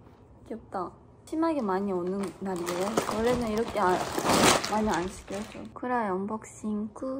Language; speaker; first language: Korean; non-native, fluent; Japanese